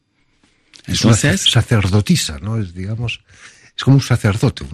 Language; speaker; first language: Spanish; native; Spanish